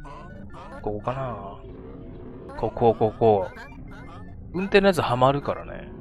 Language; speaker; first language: Japanese; native; Japanese